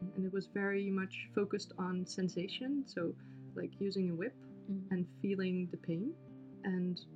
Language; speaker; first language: English; non-native, fluent; Dutch